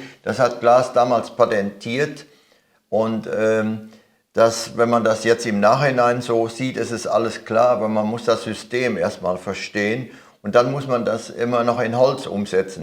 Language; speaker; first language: German; native; German